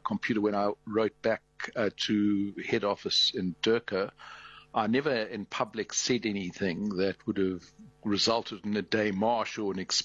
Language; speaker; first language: English; native; English